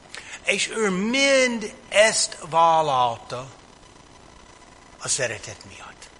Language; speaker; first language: Hungarian; non-native, fluent; English